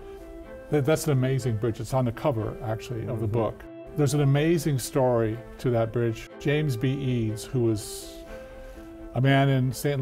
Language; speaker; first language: English; native; English